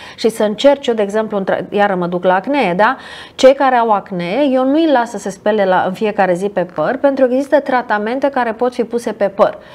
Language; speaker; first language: Romanian; non-native, fluent; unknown